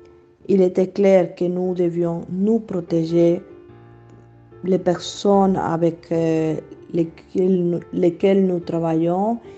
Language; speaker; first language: French; non-native, fluent; Spanish